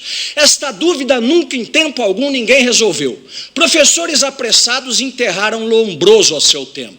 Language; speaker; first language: Portuguese; native; Portuguese